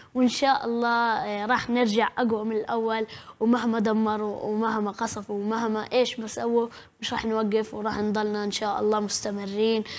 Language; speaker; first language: Arabic; native; Arabic